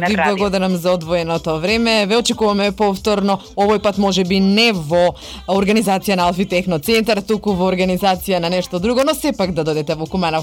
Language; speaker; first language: Macedonian; native; Macedonian